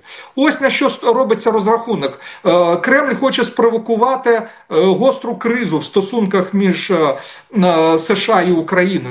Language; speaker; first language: Ukrainian; native; Ukrainian